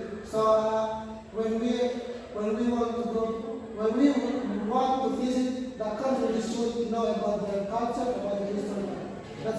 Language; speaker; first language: English; non-native, learner; Indonesian